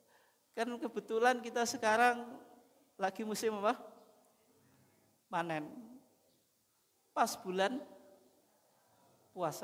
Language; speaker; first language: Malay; non-native, local second language; Javanese